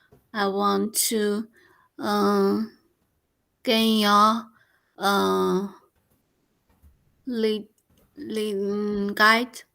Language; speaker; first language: English; non-native, learner; Chinese